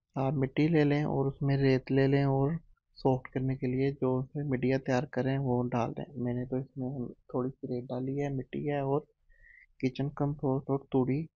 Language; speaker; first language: Urdu; non-native, local second language; Punjabi